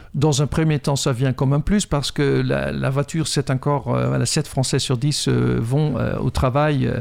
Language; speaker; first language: French; non-native, fluent; Dutch